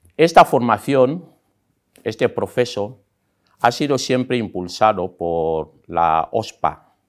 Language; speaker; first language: Spanish; non-native, local second language; Fang